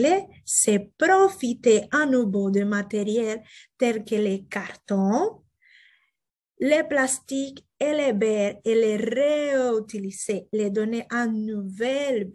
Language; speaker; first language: French; non-native, fluent; Spanish